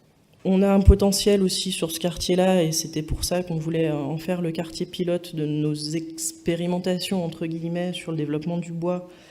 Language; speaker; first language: French; native; French